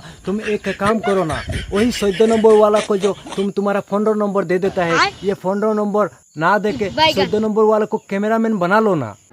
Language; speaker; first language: Hindi; non-native, local second language; Sylheti